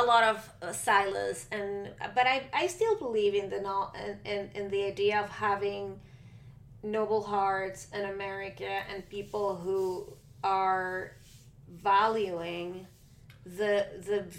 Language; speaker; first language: English; non-native, fluent; Spanish